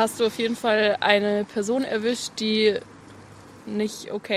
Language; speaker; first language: German; native; German